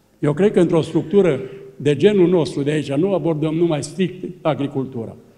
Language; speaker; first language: Romanian; native; Romanian